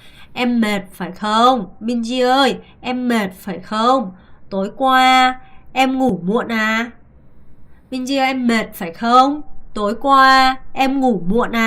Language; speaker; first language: Vietnamese; non-native, fluent; Korean